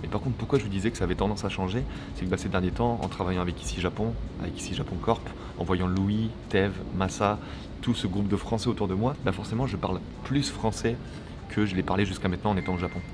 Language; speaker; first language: French; native; French